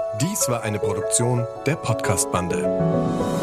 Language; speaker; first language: German; native; German